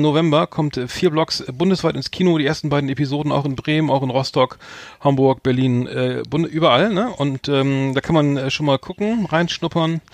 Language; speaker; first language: German; native; German